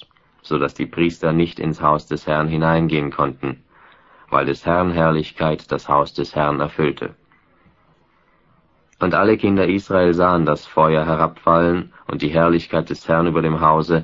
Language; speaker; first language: German; native; German